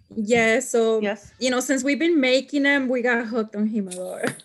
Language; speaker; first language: English; non-native, fluent; Spanish